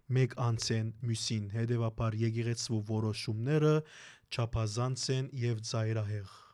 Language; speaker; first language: Armenian; early bilingual, heritage; Armenian